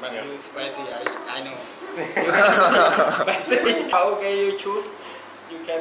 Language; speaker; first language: English; non-native, learner; Thai